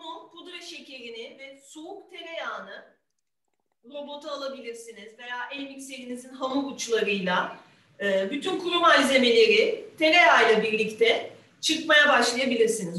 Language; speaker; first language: Turkish; native; Turkish